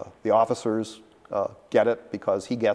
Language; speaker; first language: English; native; English